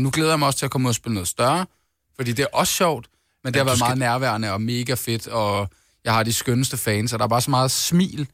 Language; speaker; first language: Danish; native; Danish